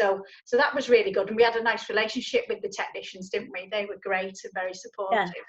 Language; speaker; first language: English; native; English